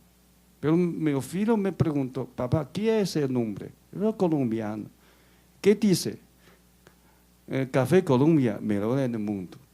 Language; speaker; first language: Portuguese; non-native, learner; Chinese